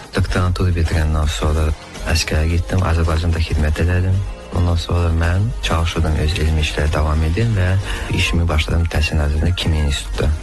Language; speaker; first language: Azerbaijani; early bilingual, heritage; Azerbaijani